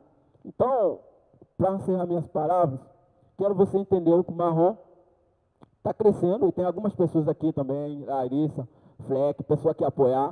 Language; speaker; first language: Portuguese; non-native, learner; Haitian Creole